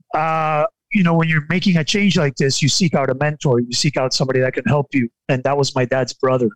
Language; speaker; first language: English; non-native, fluent; Spanish